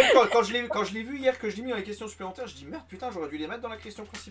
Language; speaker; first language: French; native; French